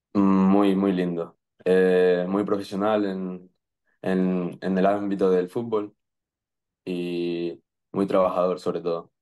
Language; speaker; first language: Spanish; native; Spanish